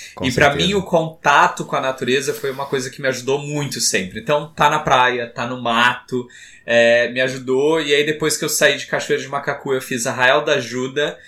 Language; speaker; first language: Portuguese; native; Portuguese